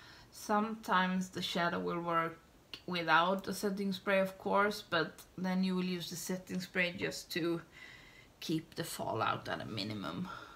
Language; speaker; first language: English; non-native, fluent; Swedish